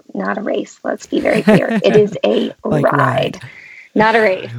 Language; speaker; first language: English; native; English